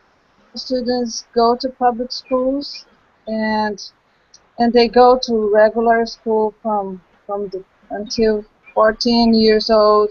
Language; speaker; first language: English; non-native, local second language; Portuguese